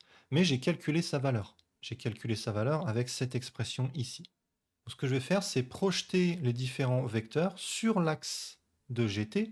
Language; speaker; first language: French; native; French